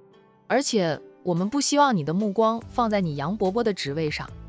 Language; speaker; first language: Chinese; native; Chinese